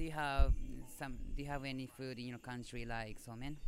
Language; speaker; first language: English; non-native, learner; Japanese